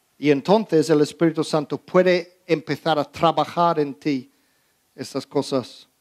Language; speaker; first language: Spanish; early bilingual, heritage; Spanish